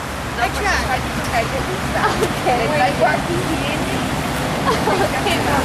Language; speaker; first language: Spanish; non-native, learner; English